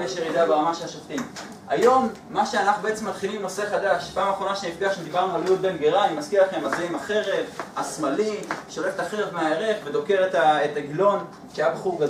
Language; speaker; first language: Hebrew; native; Hebrew